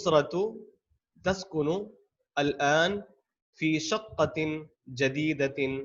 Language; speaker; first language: Arabic; non-native, fluent; Urdu